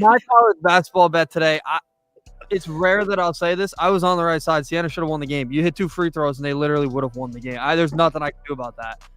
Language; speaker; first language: English; native; English